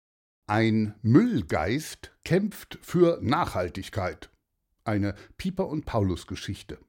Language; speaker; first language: German; native; German